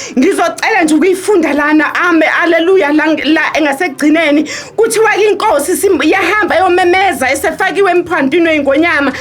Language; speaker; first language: Zulu; native; Zulu